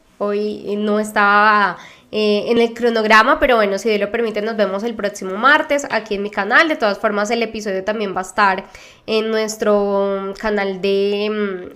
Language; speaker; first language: Spanish; native; Spanish